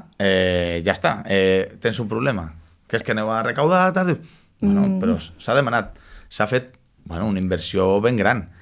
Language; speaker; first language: Catalan; native; Catalan